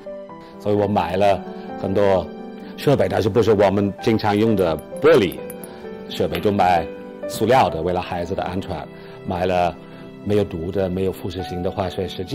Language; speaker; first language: Chinese; non-native, fluent; English